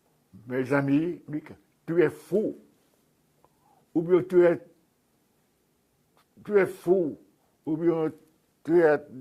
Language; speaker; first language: French; non-native, fluent; Vietnamese